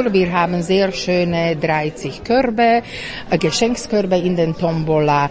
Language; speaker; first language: German; non-native, fluent; Slovak